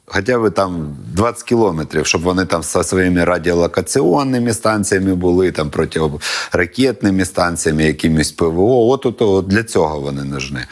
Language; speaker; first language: Ukrainian; non-native, local second language; Russian